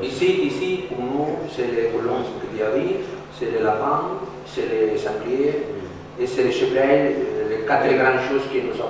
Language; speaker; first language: French; non-native, learner; Catalan